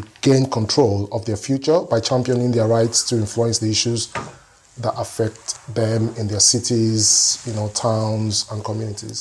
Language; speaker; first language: English; non-native, local second language; Yoruba